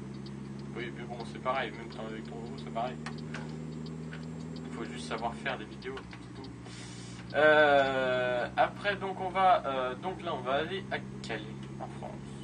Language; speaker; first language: French; native; French